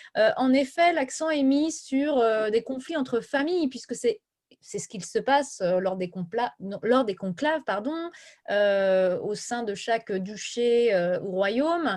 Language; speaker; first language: French; native; French